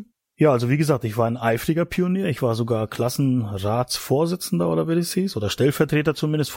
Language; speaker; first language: German; native; German